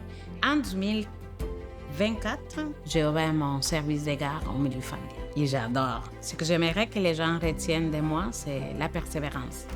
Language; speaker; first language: French; non-native, fluent; Spanish